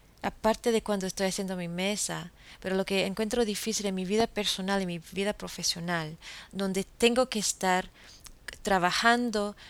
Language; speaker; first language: Spanish; non-native, fluent; English